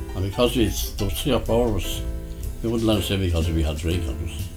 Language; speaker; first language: English; native; English